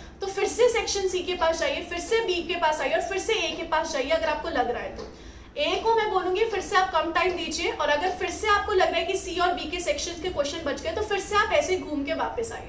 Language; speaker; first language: Hindi; native; Hindi